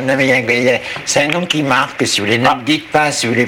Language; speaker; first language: French; native; French